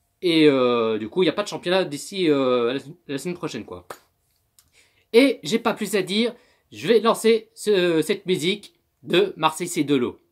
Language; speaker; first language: French; native; French